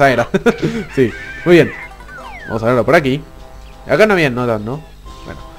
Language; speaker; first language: Spanish; native; Spanish